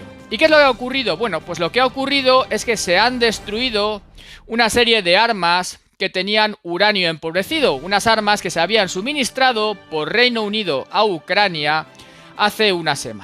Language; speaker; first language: Spanish; native; Spanish